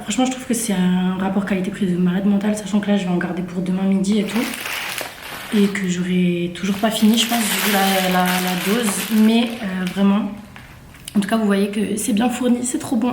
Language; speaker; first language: French; native; French